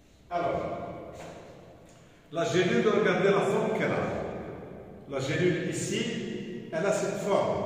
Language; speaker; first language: French; non-native, local second language; Arabic